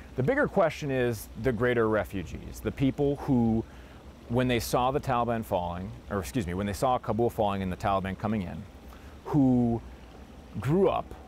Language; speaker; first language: English; native; English